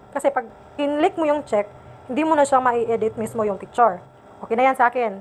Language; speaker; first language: Filipino; non-native, local second language; Cebuano